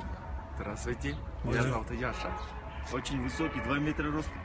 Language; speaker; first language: Russian; non-native, learner; Chinese